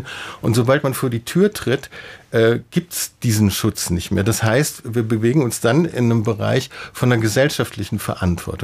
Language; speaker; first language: German; native; German